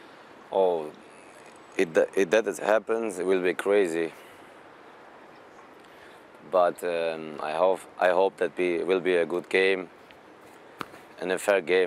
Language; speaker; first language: English; non-native, fluent; German